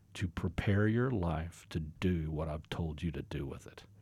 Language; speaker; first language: English; native; English